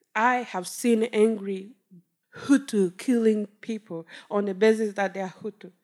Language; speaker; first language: English; non-native, local second language; Kinyarwanda